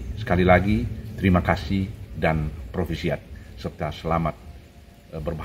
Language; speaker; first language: Indonesian; native; Indonesian